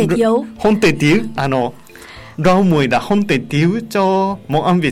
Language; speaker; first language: Vietnamese; non-native, learner; Japanese